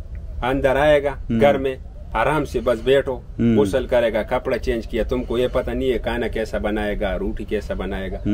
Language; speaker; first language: Hindi; non-native, local second language; Pashto